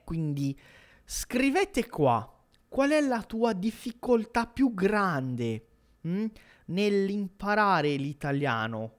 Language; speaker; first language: Italian; non-native, fluent; Portuguese